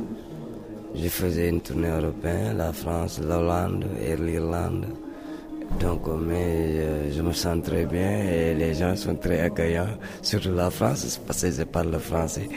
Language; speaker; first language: French; non-native, local second language; Mandingo